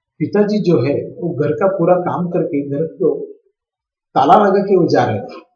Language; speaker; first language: Hindi; non-native, local second language; Marathi